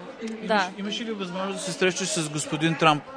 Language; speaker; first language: Bulgarian; native; Bulgarian